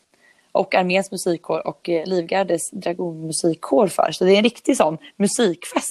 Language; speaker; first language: Swedish; native; Swedish